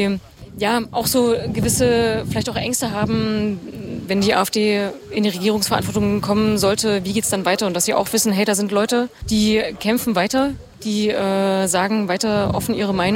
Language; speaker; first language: German; native; German